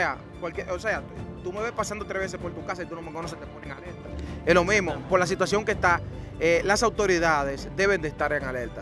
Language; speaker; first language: Spanish; native; Spanish